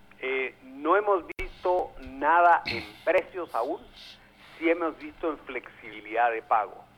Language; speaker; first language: Spanish; native; Spanish